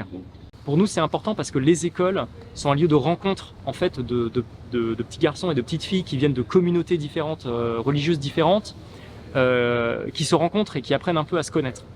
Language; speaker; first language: French; native; French